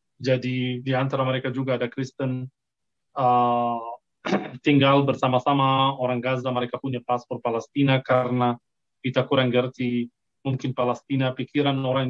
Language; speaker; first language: Indonesian; non-native, fluent; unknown